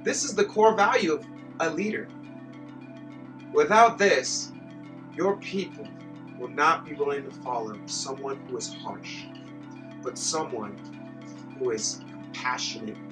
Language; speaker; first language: English; native; English